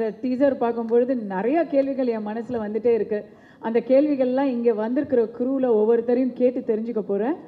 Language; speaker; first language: Tamil; native; Tamil